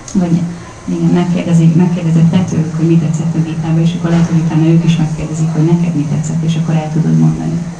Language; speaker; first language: Hungarian; native; Hungarian